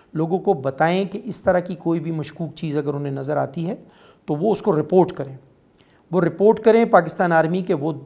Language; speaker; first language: Urdu; non-native, local second language; Pashto